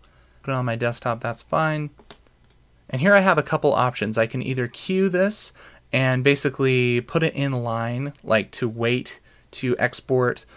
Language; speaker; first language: English; native; English